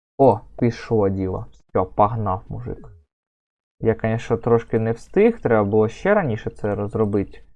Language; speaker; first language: Ukrainian; native; Ukrainian